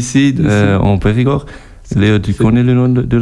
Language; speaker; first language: French; non-native, learner; German